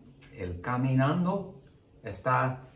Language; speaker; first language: Spanish; non-native, learner; English